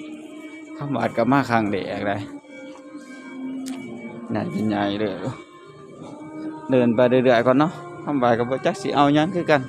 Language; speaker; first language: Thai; non-native, local second language; Lao